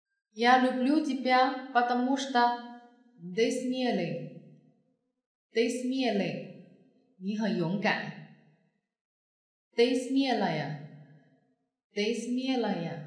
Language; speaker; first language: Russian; non-native, fluent; Chinese